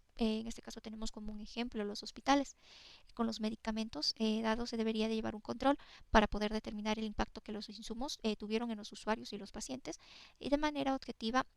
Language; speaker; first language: Spanish; native; Spanish